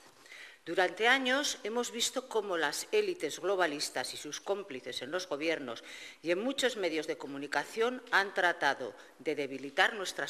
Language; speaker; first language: Spanish; native; Spanish